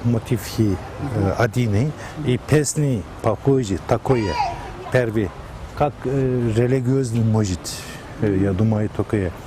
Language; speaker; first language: Russian; non-native, learner; Turkish